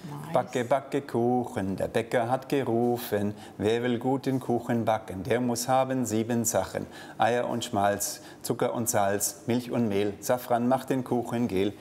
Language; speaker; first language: German; native; German